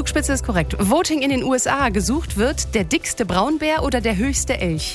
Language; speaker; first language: German; native; German